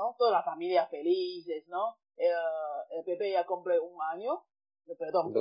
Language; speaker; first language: Spanish; non-native, fluent; Chinese